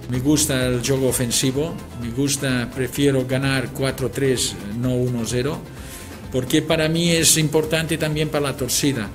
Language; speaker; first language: Spanish; non-native, local second language; Catalan